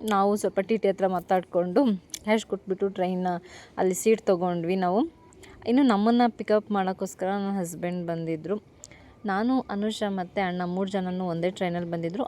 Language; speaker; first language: Kannada; non-native, local second language; Lambadi